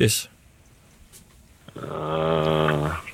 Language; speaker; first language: English; non-native, learner; Danish